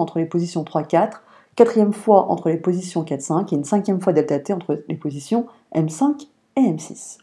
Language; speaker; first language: French; native; French